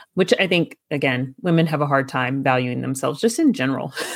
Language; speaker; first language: English; native; English